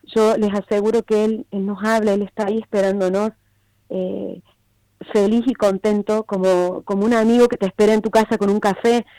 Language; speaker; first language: Spanish; native; Spanish